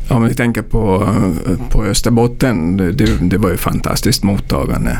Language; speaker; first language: Swedish; native; Swedish